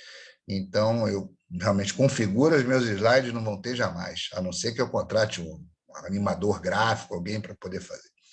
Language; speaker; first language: Portuguese; native; Portuguese